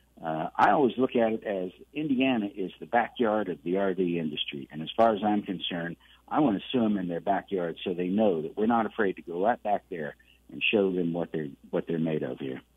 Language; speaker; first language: English; native; English